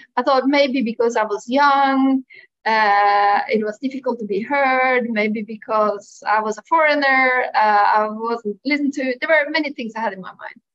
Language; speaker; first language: English; non-native, fluent; Norwegian